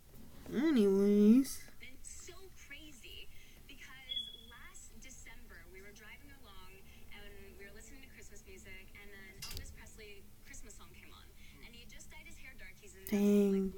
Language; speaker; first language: English; native; English